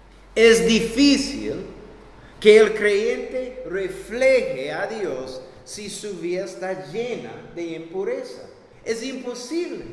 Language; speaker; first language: Spanish; non-native, fluent; English